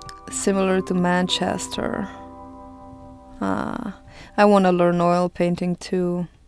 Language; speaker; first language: English; non-native, fluent; Romanian